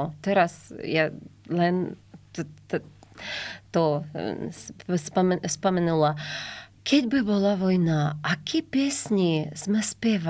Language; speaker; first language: Slovak; non-native, learner; Ukrainian